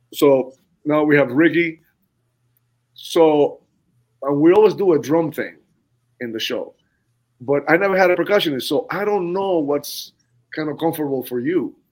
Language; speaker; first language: English; non-native, fluent; Spanish